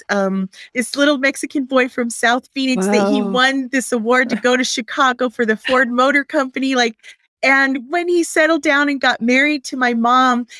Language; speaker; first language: English; native; English